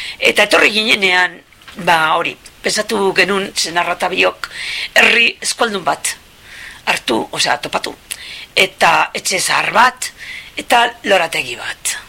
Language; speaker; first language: Basque; non-native, local second language; Spanish